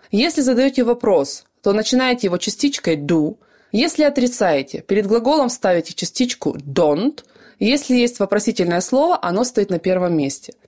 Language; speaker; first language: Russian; native; Russian